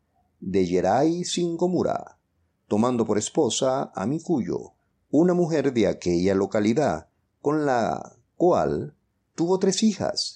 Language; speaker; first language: Spanish; native; Spanish